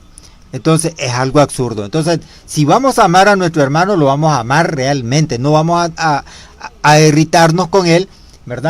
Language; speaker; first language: Spanish; native; Spanish